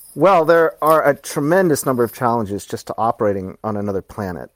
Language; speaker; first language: English; native; English